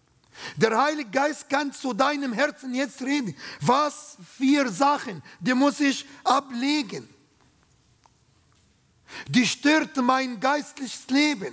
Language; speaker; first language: German; non-native, learner; Arabic